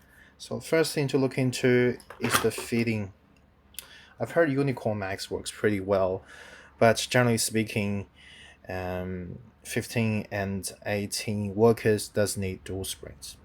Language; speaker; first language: English; non-native, fluent; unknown